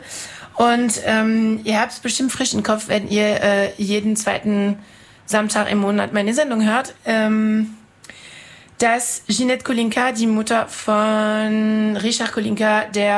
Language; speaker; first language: German; non-native, fluent; French